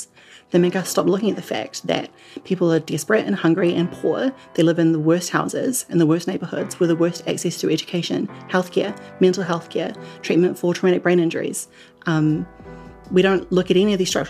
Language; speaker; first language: English; native; English